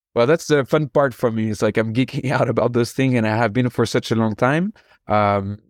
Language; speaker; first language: English; non-native, fluent; French